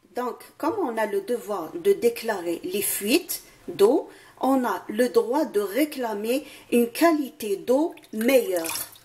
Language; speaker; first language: French; non-native, local second language; Arabic